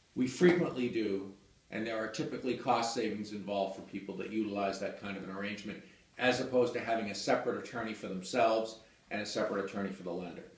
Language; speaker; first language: English; native; English